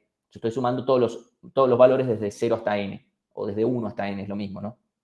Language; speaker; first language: Spanish; native; Spanish